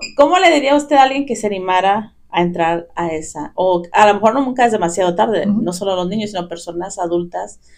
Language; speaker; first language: Spanish; early bilingual, heritage; Spanish